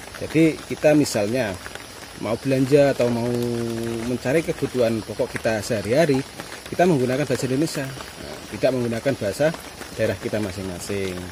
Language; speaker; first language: Indonesian; non-native, local second language; Javanese